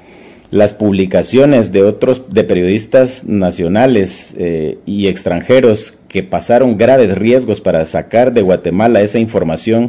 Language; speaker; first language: Spanish; native; Spanish